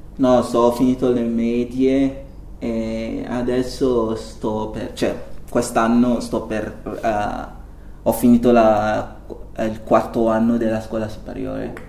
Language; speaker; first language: Italian; non-native, fluent; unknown